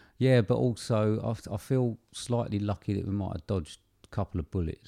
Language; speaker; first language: English; native; English